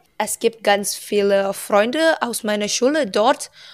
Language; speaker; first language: German; non-native, learner; Indonesian